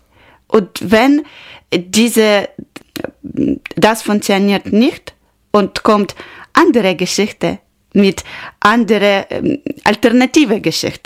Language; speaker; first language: German; non-native, learner; Ukrainian